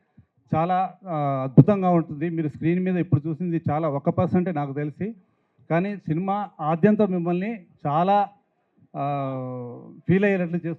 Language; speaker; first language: Telugu; native; Telugu